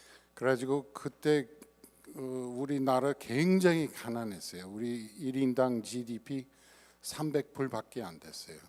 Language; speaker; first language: Korean; non-native, fluent; English